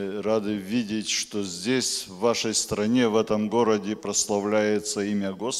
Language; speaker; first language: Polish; non-native, learner; Russian